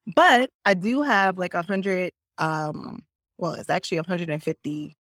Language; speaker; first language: English; native; English